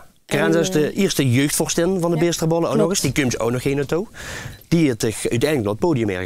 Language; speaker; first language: Dutch; native; Dutch